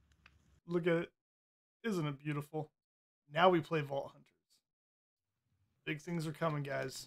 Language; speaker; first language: English; native; English